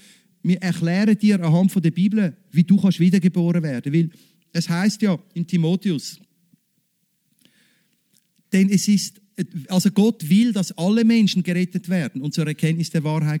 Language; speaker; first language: German; native; German